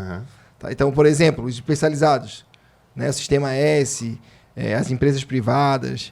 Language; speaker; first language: Portuguese; native; Portuguese